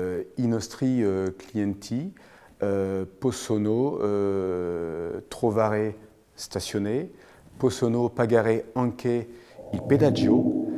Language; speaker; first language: Italian; non-native, fluent; French